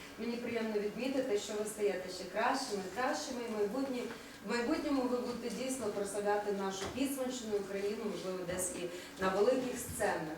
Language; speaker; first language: Ukrainian; native; Ukrainian